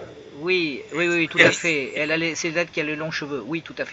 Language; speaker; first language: French; native; French